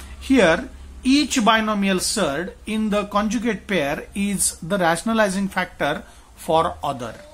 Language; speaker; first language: English; non-native, local second language; Marathi